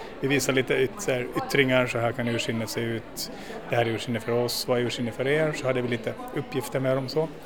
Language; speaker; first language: Swedish; native; Swedish